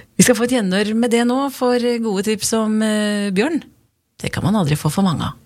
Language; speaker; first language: Norwegian; native; Norwegian